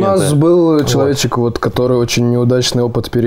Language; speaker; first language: Russian; native; Russian